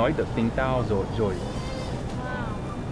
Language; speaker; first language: Vietnamese; non-native, learner; English